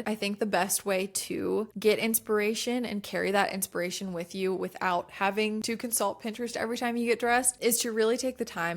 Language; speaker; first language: English; native; English